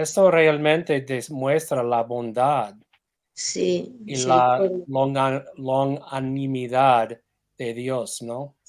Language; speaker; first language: Spanish; non-native, fluent; English